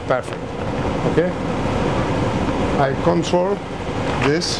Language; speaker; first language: English; non-native, learner; French